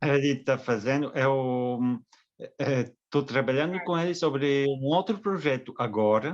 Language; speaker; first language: Portuguese; non-native, fluent; French